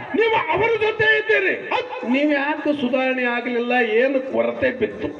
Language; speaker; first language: Kannada; native; Kannada